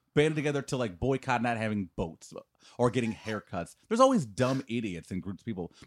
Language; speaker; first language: English; native; English